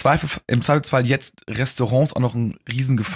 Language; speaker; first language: German; native; German